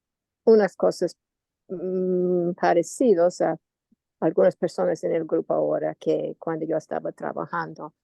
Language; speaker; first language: Spanish; non-native, learner; English